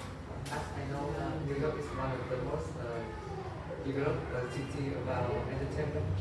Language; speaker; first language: English; non-native, learner; Vietnamese